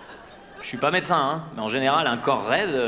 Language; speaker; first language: French; native; French